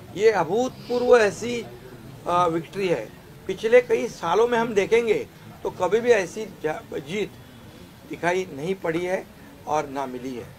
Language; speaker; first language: Hindi; non-native, local second language; Marathi